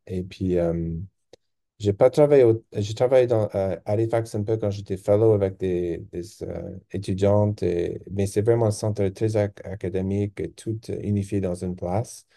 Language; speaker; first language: French; non-native, local second language; English